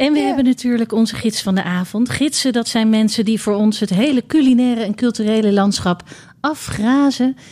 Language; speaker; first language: Dutch; native; Dutch